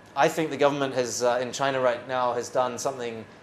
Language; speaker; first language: English; native; English